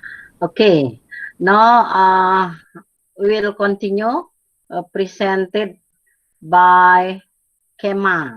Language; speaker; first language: English; non-native, fluent; Indonesian